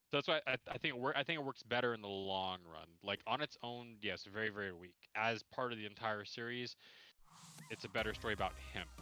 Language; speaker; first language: English; native; English